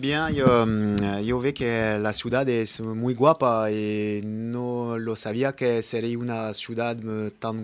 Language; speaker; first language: Spanish; non-native, learner; French